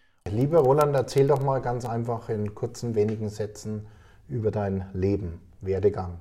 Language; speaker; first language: German; native; German